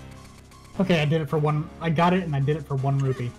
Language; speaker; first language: English; native; English